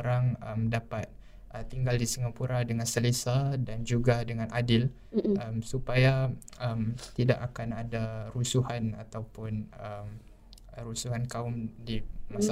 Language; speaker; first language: Malay; native; Malay